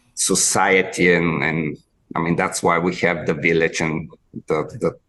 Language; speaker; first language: English; non-native, fluent; Bulgarian